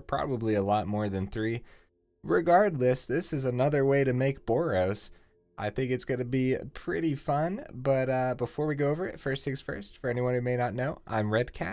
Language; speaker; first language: English; native; English